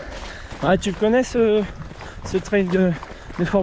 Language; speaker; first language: French; native; French